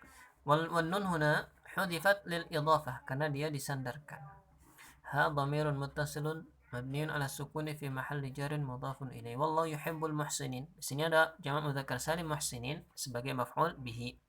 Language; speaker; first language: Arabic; non-native, fluent; Indonesian